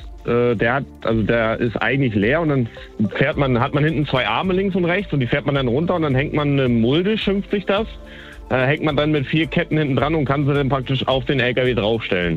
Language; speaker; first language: German; native; German